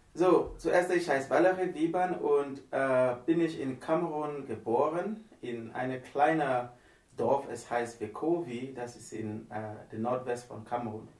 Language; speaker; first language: German; non-native, learner; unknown